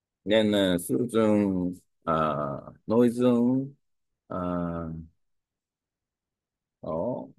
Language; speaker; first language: Vietnamese; non-native, learner; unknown